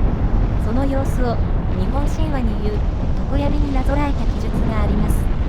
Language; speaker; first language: Japanese; native; Japanese